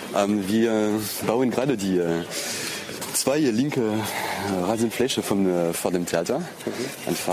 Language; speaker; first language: German; non-native, fluent; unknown